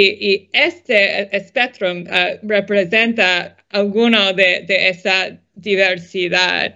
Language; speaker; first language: Spanish; non-native, fluent; English